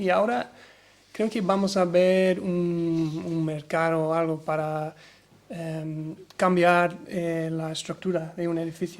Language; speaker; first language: Spanish; non-native, learner; English